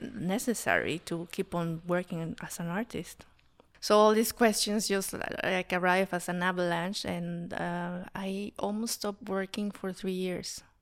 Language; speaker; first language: English; non-native, fluent; Spanish